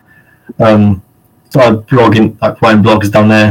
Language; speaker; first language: English; native; English